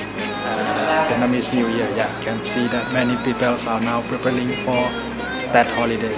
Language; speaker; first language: English; non-native, fluent; Burmese